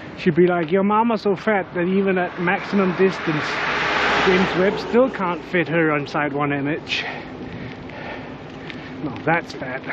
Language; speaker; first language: English; non-native, fluent; Danish